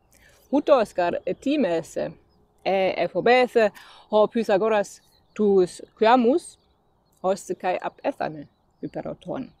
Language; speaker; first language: Greek; non-native, fluent; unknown